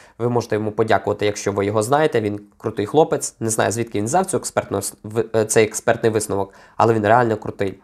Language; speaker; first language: Ukrainian; native; Ukrainian